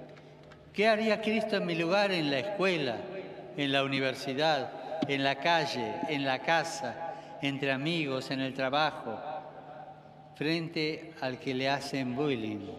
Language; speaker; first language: Spanish; native; Spanish